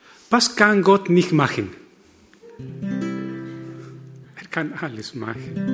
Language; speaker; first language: German; non-native, fluent; Spanish